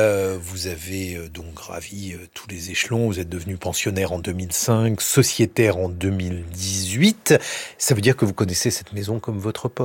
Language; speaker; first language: French; native; French